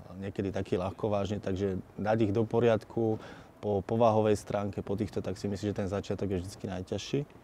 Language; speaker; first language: Slovak; native; Slovak